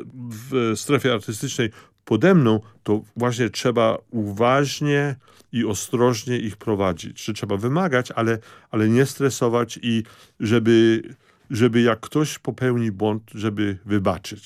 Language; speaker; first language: Polish; early bilingual, heritage; Polish